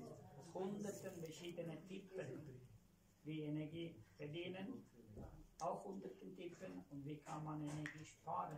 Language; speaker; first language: German; non-native, learner; Tamil